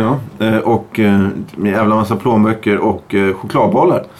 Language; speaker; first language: Swedish; native; Swedish